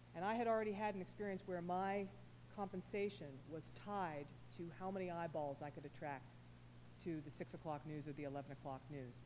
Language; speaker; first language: English; native; English